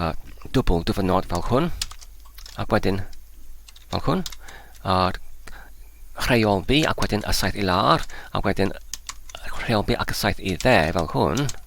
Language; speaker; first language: Welsh; non-native, learner; Polish